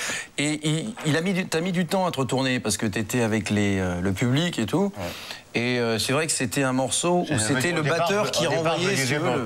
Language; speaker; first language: French; native; French